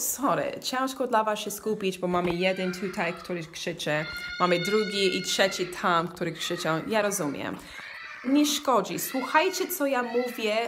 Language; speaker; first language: Polish; non-native, learner; English